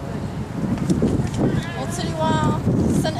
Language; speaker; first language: Japanese; non-native, learner; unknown